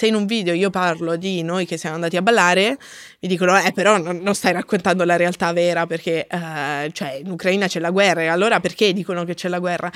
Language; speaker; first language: Italian; native; Italian